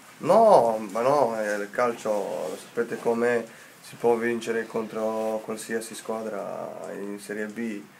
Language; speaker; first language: Italian; non-native, fluent; Slovenian